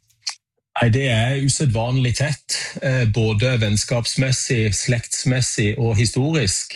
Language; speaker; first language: Norwegian; native; Norwegian